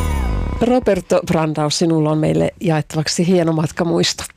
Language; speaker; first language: Finnish; native; Finnish